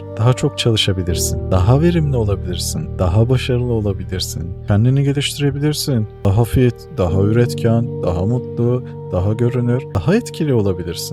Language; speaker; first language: Turkish; native; Turkish